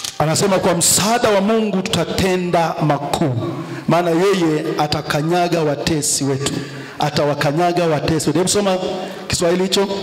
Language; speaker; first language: Swahili; native; Swahili